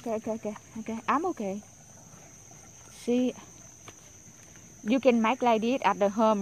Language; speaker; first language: English; non-native, learner; Vietnamese